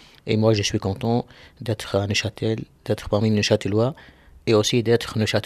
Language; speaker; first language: French; non-native, local second language; Arabic